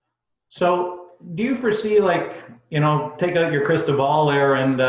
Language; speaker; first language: English; native; English